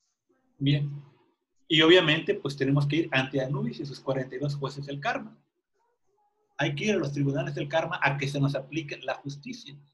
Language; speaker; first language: Spanish; native; Spanish